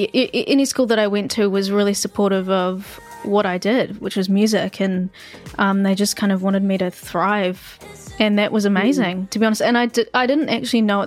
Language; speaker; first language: English; native; English